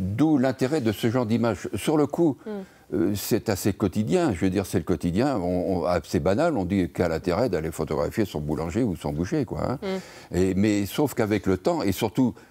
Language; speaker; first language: French; native; French